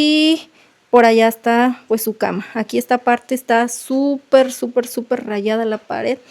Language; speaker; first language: Spanish; native; Spanish